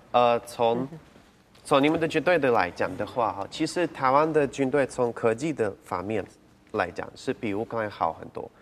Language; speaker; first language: Chinese; non-native, fluent; Ukrainian